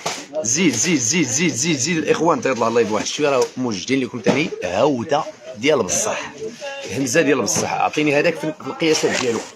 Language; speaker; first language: Arabic; native; Arabic